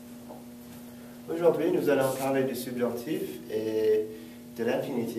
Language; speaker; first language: French; non-native, fluent; English